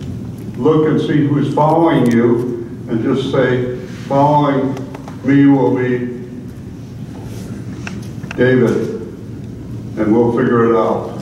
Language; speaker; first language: English; native; English